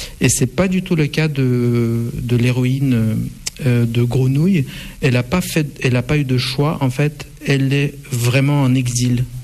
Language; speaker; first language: French; non-native, fluent; Russian